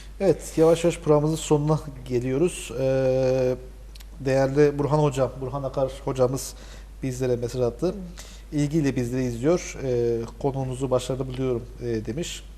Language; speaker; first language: Turkish; native; Turkish